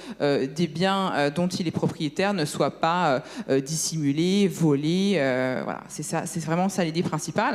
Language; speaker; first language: French; native; French